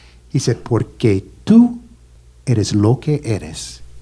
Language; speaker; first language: Spanish; non-native, fluent; English